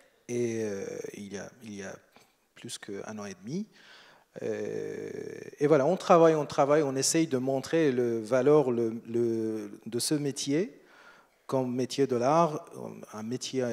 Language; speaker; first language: French; non-native, fluent; Persian